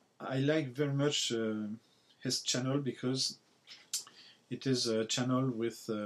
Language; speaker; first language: English; non-native, learner; French